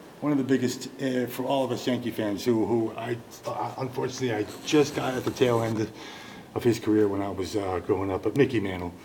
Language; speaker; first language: English; native; English